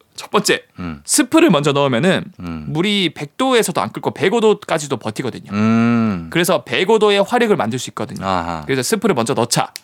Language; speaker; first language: Korean; native; Korean